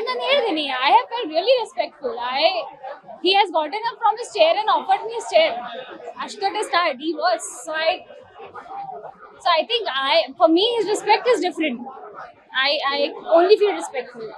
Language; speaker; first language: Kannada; non-native, learner; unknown